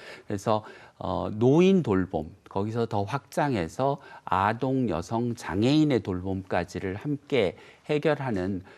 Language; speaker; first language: Korean; native; Korean